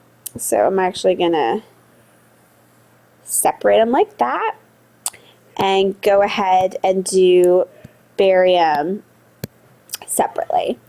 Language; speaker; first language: English; native; English